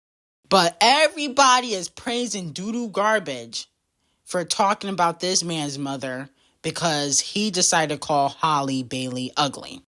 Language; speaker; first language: English; native; English